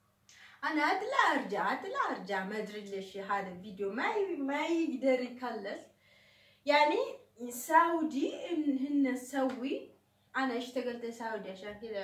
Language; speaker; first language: Arabic; non-native, learner; Oromo